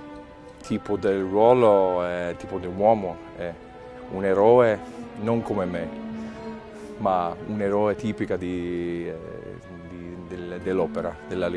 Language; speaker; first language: Italian; non-native, learner; English